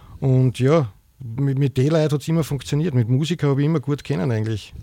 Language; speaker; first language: German; native; German